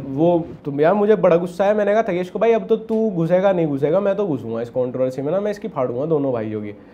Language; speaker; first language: Hindi; native; Hindi